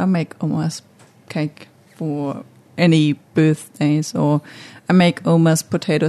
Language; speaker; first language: English; non-native, fluent; German